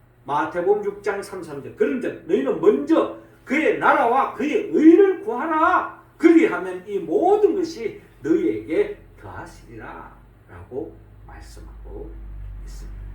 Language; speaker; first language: Korean; native; Korean